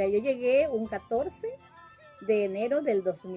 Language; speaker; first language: Spanish; native; Spanish